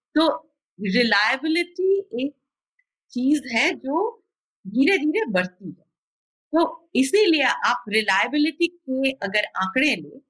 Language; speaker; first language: Hindi; non-native, local second language; Bangla